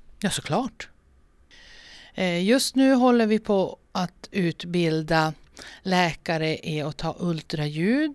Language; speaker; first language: Swedish; native; Swedish